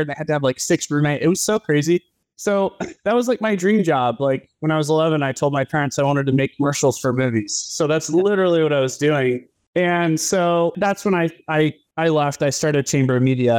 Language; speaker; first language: English; native; English